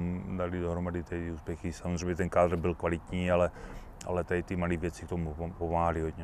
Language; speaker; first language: Czech; native; Czech